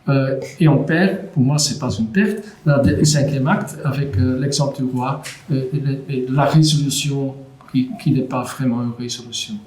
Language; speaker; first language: French; non-native, local second language; Dutch